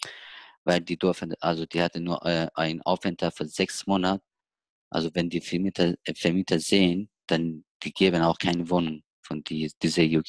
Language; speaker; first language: German; non-native, learner; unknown